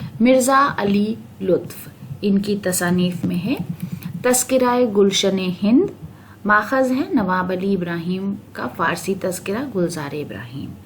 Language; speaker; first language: Urdu; native; Urdu